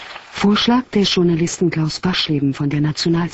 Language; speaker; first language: German; native; German